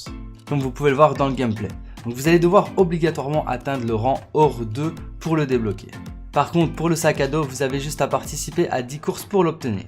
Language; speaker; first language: French; native; French